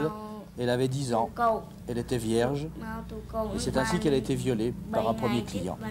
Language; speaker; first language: French; native; French